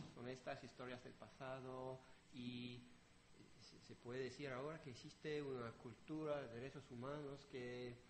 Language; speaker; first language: Spanish; non-native, fluent; French